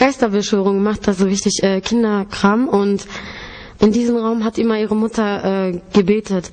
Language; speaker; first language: German; early bilingual, other home language; Greek